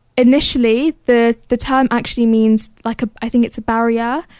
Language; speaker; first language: English; early bilingual, other home language; Arabic